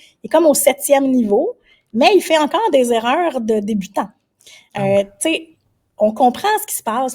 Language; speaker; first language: French; native; French